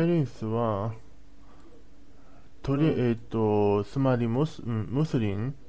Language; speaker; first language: Japanese; non-native, learner; Chinese